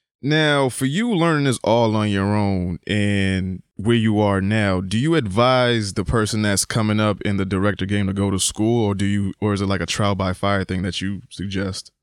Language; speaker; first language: English; native; English